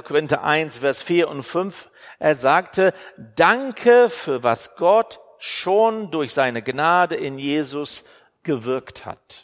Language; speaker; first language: German; non-native, fluent; English